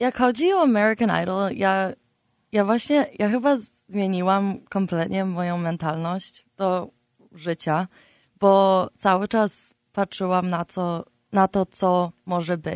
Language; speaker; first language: Polish; early bilingual, heritage; Polish